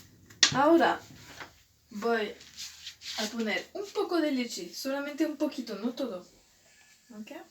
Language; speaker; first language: Spanish; non-native, fluent; French